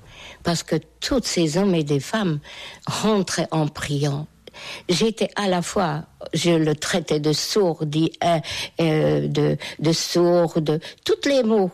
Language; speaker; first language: French; non-native, fluent; Hungarian